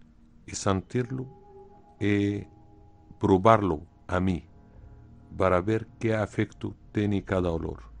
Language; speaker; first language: Spanish; non-native, fluent; Arabic